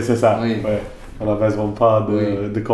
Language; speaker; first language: French; non-native, learner; English